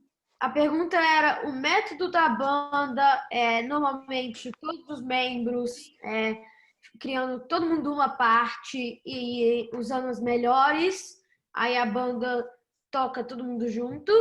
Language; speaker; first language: Portuguese; early bilingual, heritage; Portuguese